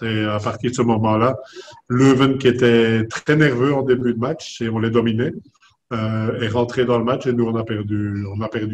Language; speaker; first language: French; native; French